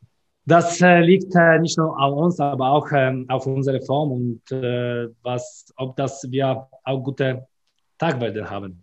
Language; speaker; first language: German; non-native, learner; Polish